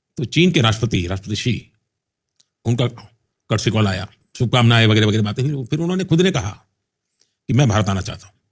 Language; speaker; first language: Hindi; non-native, local second language; Gujarati